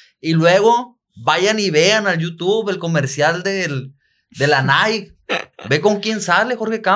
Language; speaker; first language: Spanish; native; Spanish